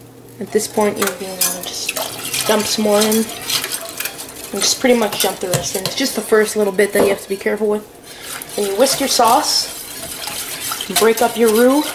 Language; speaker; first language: English; native; English